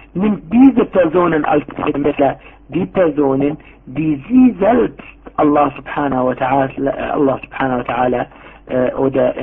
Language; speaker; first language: German; non-native, fluent; Arabic